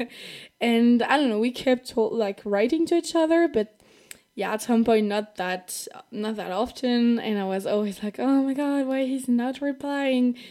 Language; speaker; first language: English; non-native, fluent; French